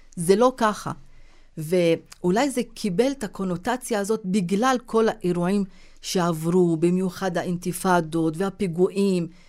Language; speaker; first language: Hebrew; non-native, local second language; Arabic